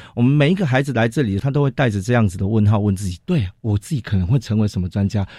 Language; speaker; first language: Chinese; native; Chinese